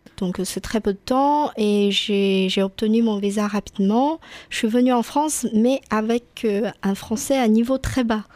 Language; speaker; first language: French; non-native, fluent; Chinese